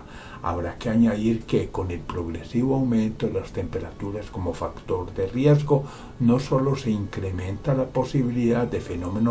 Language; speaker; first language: Spanish; native; Spanish